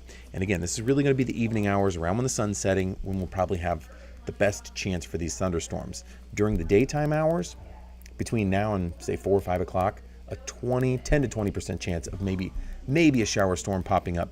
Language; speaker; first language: English; native; English